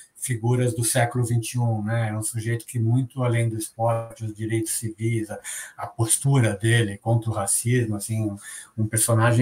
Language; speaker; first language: Portuguese; native; Portuguese